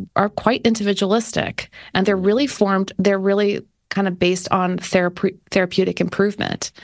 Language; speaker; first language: English; native; English